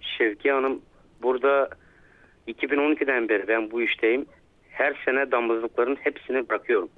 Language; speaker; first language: Turkish; native; Turkish